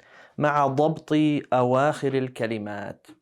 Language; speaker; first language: Arabic; non-native, fluent; English